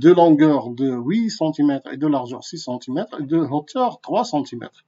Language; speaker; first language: French; non-native, local second language; Arabic